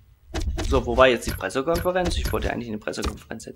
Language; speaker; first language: German; native; German